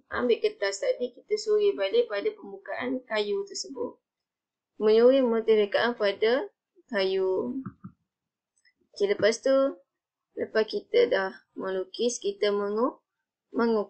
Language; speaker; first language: Malay; native; Malay